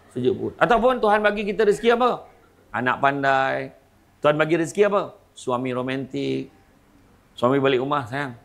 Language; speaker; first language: Malay; native; Malay